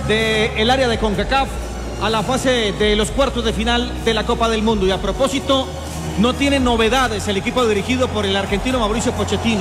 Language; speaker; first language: Spanish; native; Spanish